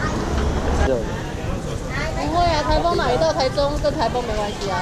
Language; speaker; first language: Chinese; native; Chinese